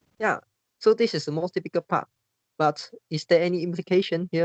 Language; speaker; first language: English; non-native, fluent; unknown